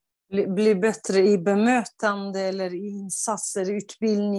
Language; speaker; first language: Swedish; non-native, fluent; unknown